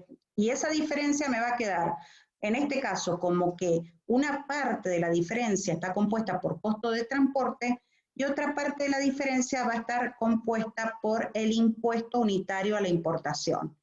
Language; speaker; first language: Spanish; native; Spanish